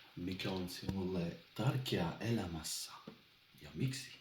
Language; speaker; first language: Finnish; non-native, learner; Albanian